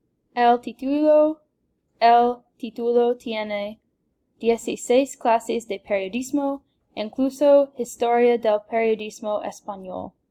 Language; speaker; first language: Spanish; non-native, learner; English